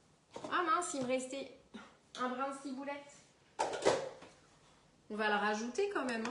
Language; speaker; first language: French; native; French